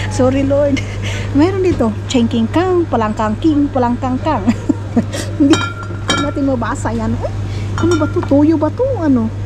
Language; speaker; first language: Filipino; non-native, local second language; Cebuano